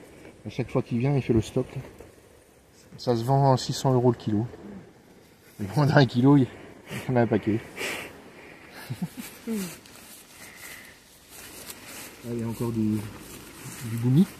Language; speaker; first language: French; native; French